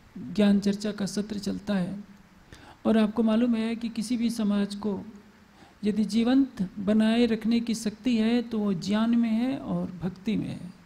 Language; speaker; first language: Hindi; native; Hindi